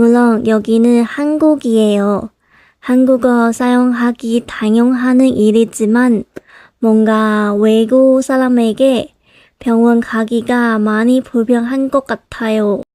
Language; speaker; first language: Korean; non-native, local second language; Chinese